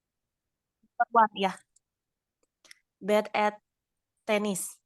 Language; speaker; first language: English; non-native, learner; Indonesian